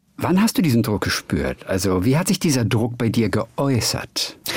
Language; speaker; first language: German; native; German